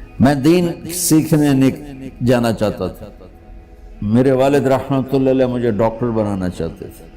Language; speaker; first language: Urdu; non-native, local second language; Punjabi